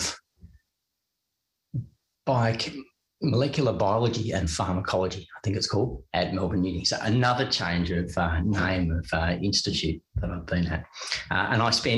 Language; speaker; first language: English; native; English